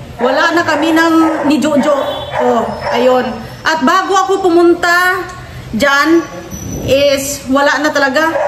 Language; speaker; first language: Filipino; non-native, local second language; Hiligaynon